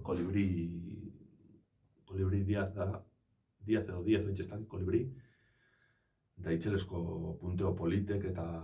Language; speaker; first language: Basque; native; Basque